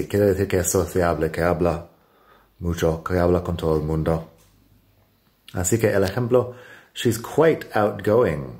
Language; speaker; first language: Spanish; non-native, fluent; English